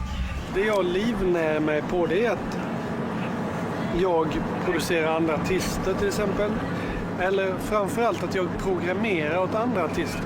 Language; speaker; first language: Swedish; native; Swedish